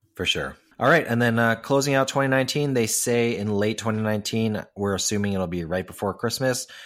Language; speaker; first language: English; non-native, local second language; Cantonese